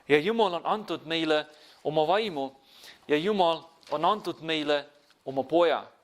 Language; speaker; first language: Estonian; non-native, fluent; English